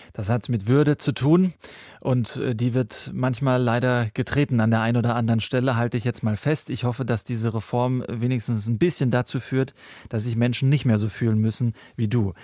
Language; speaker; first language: German; native; German